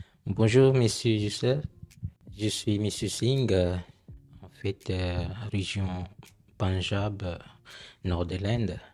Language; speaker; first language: French; non-native, learner; Punjabi